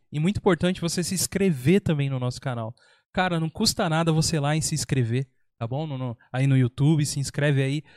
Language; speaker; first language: Portuguese; native; Portuguese